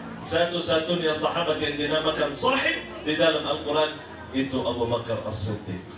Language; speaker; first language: Malay; non-native, fluent; Arabic